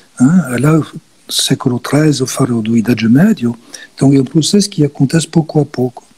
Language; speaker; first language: Portuguese; non-native, fluent; French